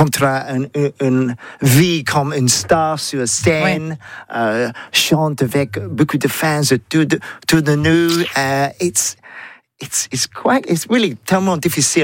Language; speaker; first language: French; non-native, learner; English